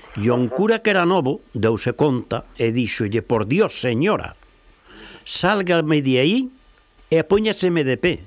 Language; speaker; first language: Galician; native; Galician